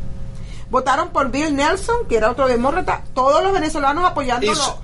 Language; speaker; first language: Spanish; native; Spanish